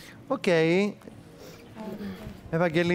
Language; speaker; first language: Greek; native; Greek